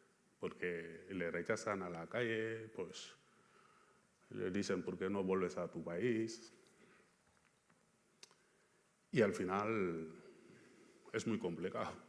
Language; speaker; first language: Spanish; non-native, fluent; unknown